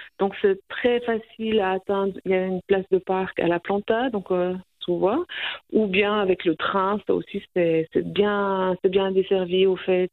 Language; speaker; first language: French; native; French